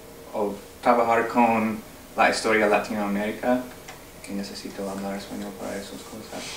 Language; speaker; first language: Spanish; non-native, learner; English